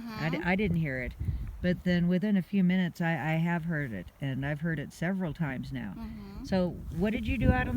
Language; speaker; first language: English; native; English